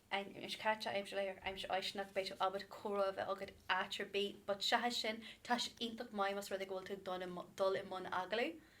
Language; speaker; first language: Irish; non-native, local second language; English